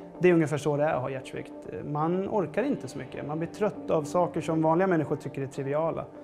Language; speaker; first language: Swedish; native; Swedish